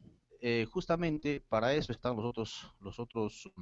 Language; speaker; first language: Spanish; native; Spanish